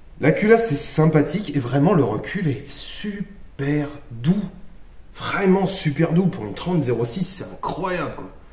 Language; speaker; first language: French; native; French